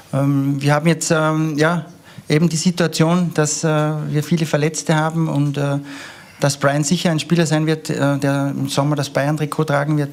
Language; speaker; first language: German; native; German